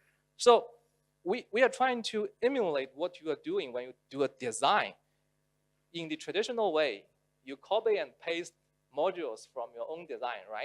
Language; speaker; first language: English; non-native, local second language; Chinese